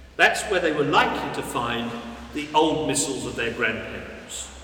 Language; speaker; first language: English; native; English